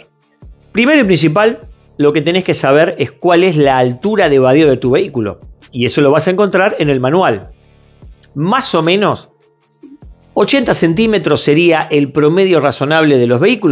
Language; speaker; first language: Spanish; native; Spanish